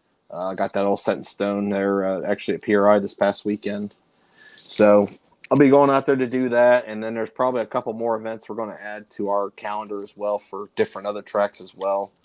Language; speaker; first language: English; native; English